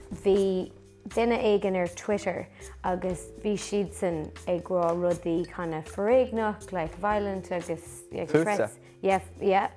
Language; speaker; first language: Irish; non-native, local second language; English